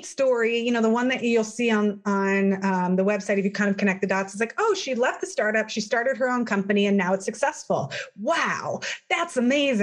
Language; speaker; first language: English; native; English